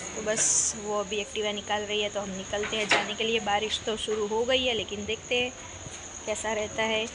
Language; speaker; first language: Hindi; non-native, local second language; Gujarati